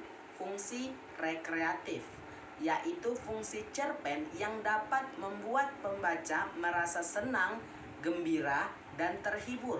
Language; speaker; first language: Indonesian; native; Indonesian